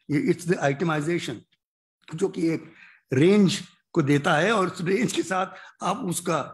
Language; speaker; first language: Hindi; native; Hindi